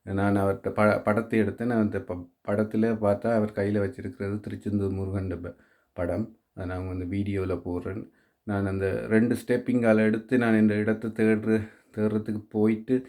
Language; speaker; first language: Tamil; native; Tamil